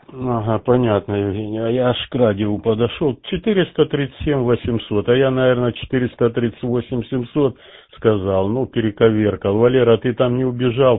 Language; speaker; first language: Russian; native; Russian